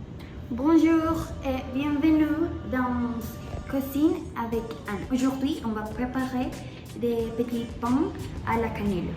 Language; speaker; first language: French; non-native, learner; Spanish